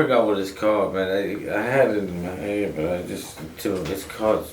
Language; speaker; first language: English; native; English